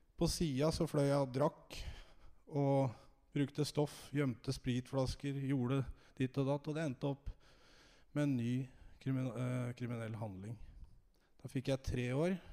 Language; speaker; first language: Norwegian; native; Norwegian